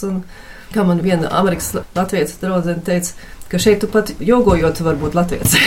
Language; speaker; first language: Latvian; early bilingual, heritage; Latvian